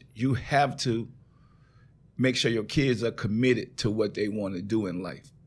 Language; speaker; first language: English; native; English